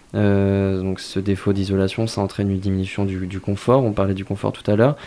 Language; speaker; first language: French; native; French